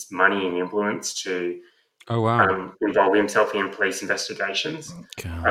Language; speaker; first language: English; native; English